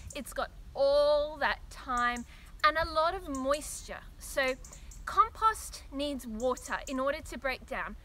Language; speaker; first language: English; native; English